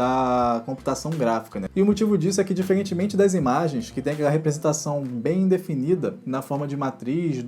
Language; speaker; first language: Portuguese; native; Portuguese